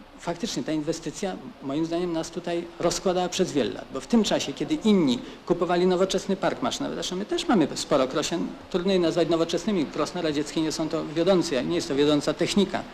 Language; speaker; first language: Polish; native; Polish